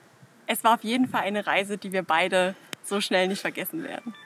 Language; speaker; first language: German; native; German